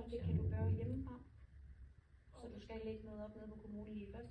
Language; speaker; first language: Danish; native; Danish